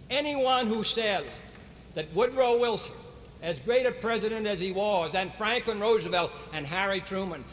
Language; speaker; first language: English; native; English